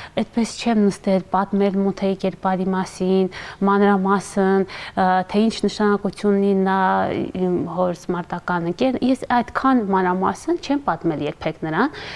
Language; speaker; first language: Armenian; native; Armenian